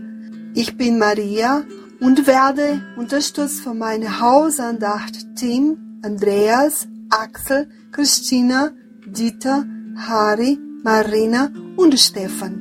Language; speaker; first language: German; non-native, fluent; Portuguese